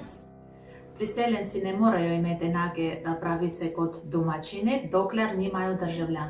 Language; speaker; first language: Slovenian; non-native, fluent; Armenian